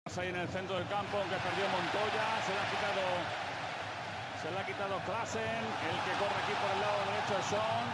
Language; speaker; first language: Spanish; native; Spanish